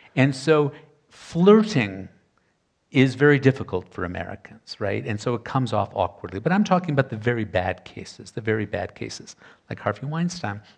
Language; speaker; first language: English; native; English